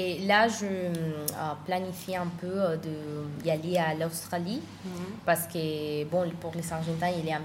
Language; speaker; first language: French; non-native, learner; Spanish